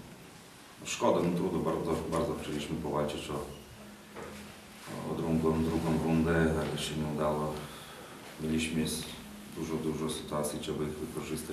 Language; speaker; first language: Polish; non-native, fluent; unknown